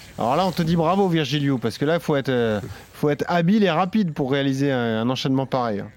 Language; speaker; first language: French; native; French